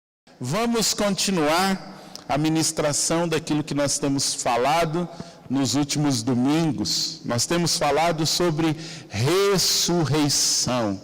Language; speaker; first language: Portuguese; native; Portuguese